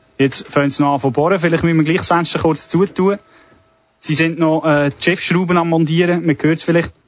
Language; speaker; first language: German; early bilingual, other home language; Serbian